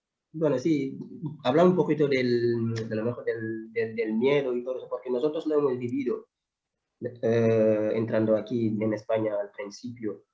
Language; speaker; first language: Spanish; non-native, fluent; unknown